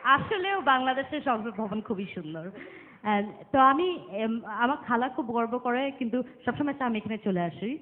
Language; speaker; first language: Bangla; early bilingual, other home language; English